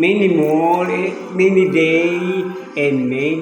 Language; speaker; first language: English; non-native, learner; Filipino